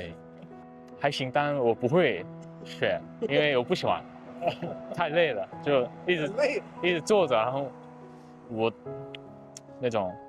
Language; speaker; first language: Chinese; non-native, fluent; Korean